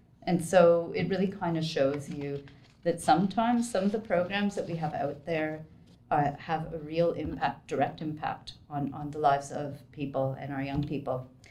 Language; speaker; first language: English; native; English